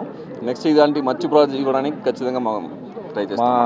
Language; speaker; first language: Telugu; native; Telugu